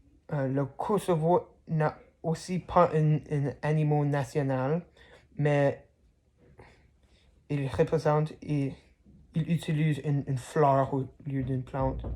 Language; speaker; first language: French; non-native, learner; English